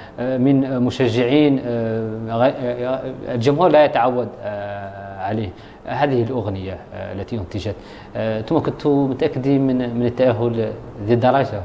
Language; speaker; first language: Arabic; native; Arabic